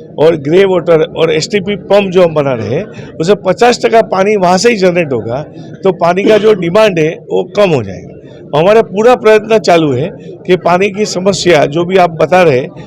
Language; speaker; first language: Hindi; non-native, local second language; Gujarati